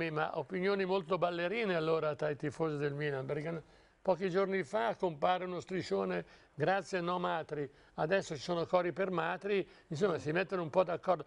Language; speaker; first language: Italian; native; Italian